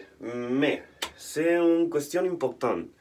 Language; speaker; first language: French; non-native, learner; Spanish